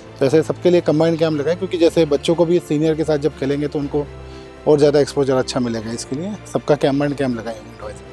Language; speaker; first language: Hindi; non-native, local second language; Marathi